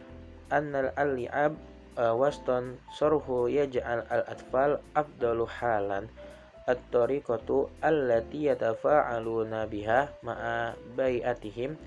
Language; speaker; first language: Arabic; non-native, learner; Indonesian